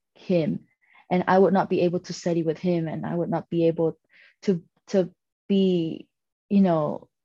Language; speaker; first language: English; non-native, fluent; Vietnamese